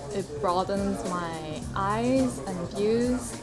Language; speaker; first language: English; non-native, fluent; Korean